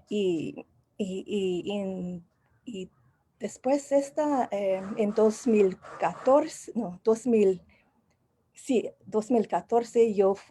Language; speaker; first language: Spanish; non-native, learner; English